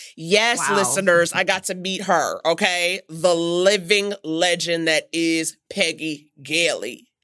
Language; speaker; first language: English; native; English